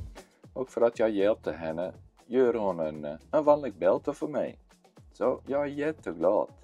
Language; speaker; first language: Swedish; non-native, fluent; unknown